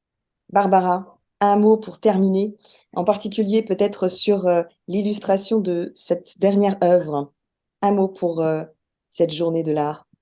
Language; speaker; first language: French; native; French